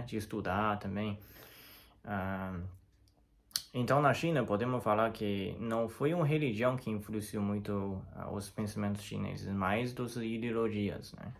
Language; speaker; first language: Portuguese; non-native, learner; Chinese